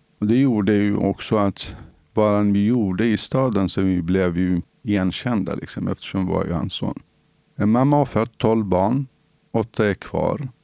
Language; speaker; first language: Swedish; non-native, fluent; Central Kurdish